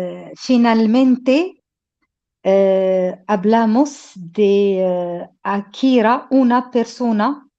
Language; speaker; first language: Spanish; non-native, learner; Arabic